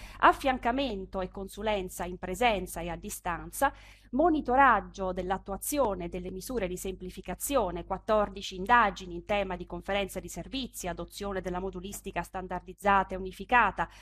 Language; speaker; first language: Italian; native; Italian